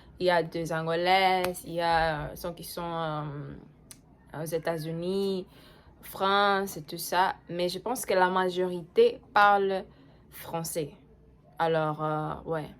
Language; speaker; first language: French; non-native, fluent; Portuguese